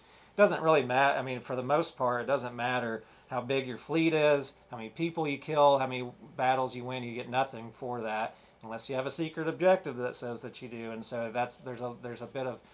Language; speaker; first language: English; native; English